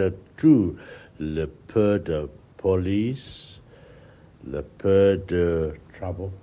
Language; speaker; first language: French; non-native, learner; English